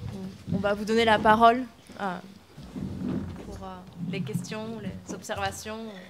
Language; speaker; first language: French; non-native, fluent; Spanish